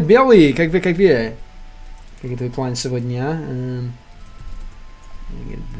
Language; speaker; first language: Russian; non-native, learner; English